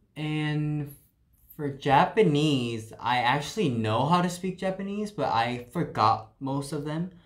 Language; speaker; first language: English; early bilingual, other home language; Korean